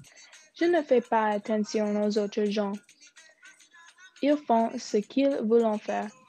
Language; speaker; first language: French; non-native, learner; English